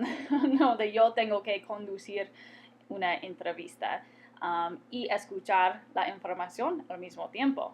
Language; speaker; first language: Spanish; non-native, fluent; English